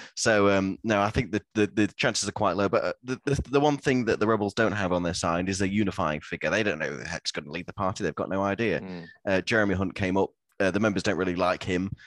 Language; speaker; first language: English; native; English